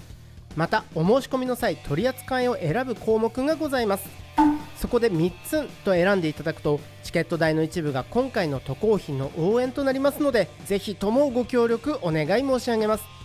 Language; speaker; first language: Japanese; native; Japanese